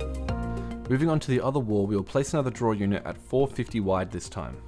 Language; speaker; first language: English; native; English